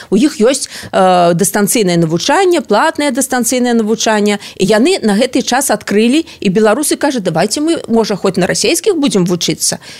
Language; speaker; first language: Belarusian; non-native, local second language; Russian